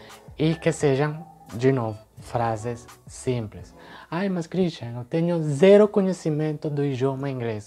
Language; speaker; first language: Portuguese; non-native, fluent; Spanish